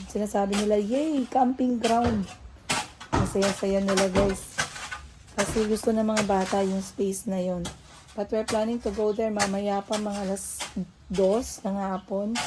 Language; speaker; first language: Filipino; non-native, local second language; Cebuano